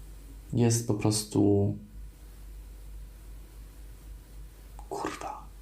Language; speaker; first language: Polish; early bilingual, heritage; Polish